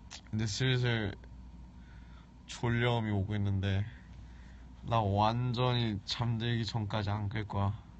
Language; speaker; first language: Korean; early bilingual, heritage; Korean